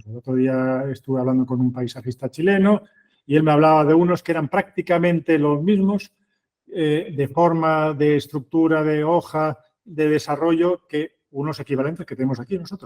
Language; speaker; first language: Spanish; native; Spanish